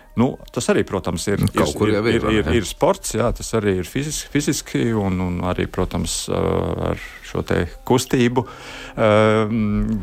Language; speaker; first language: Latvian; native; Latvian